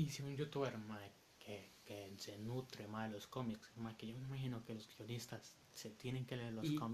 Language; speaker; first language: Spanish; native; Spanish